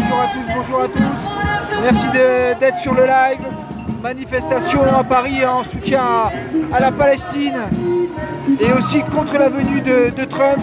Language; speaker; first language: French; native; French